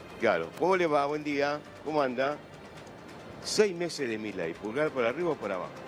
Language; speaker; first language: Spanish; native; Spanish